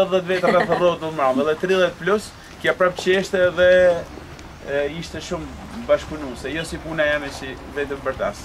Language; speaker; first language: Albanian; early bilingual, heritage; Albanian